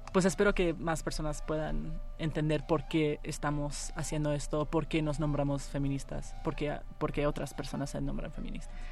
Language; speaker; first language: Spanish; early bilingual, heritage; Spanish